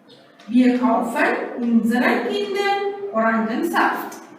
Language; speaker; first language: German; non-native, fluent; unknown